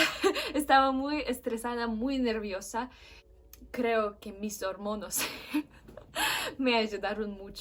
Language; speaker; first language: Spanish; non-native, fluent; Russian